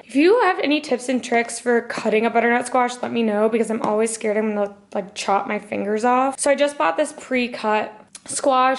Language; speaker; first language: English; native; English